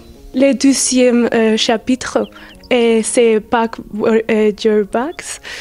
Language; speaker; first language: French; non-native, learner; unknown